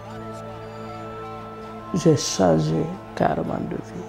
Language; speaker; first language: French; non-native, local second language; Fula